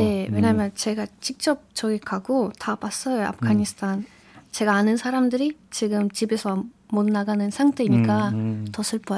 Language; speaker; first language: Korean; non-native, learner; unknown